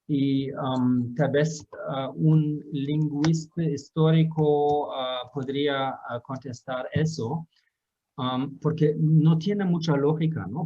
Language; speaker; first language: Spanish; non-native, fluent; German